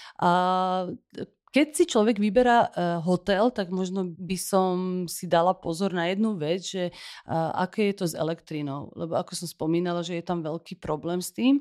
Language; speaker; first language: Slovak; early bilingual, heritage; Slovak